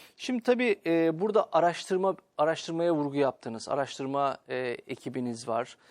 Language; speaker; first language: Turkish; native; Turkish